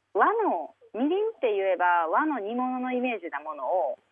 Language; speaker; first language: Japanese; native; Japanese